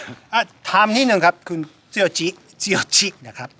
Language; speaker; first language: Thai; non-native, fluent; Japanese